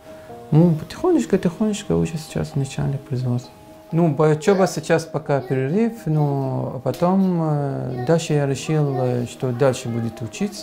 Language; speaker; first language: Russian; non-native, learner; Arabic